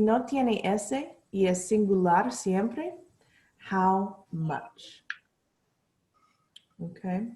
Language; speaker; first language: Spanish; non-native, learner; English